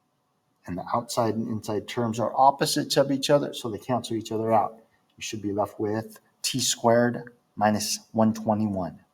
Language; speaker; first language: English; native; English